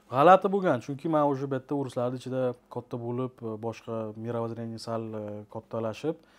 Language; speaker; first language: Uzbek; early bilingual, heritage; Uzbek